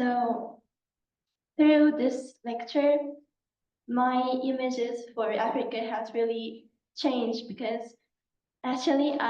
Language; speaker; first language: English; non-native, learner; Japanese